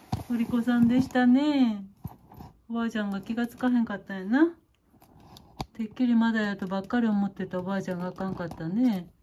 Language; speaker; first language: Japanese; native; Japanese